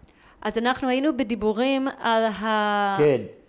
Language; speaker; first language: Hebrew; native; Hebrew